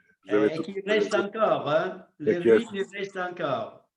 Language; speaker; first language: French; non-native, fluent; Italian